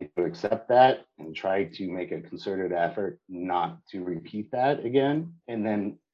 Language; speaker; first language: English; native; English